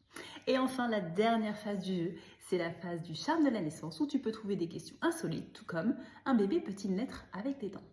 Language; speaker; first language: French; native; French